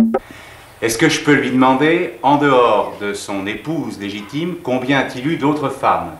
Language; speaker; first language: French; native; French